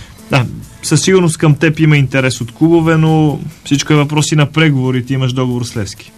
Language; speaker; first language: Bulgarian; native; Bulgarian